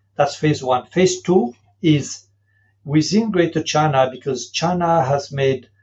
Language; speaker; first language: English; non-native, fluent; French